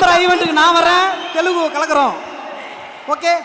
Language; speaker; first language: Tamil; native; Tamil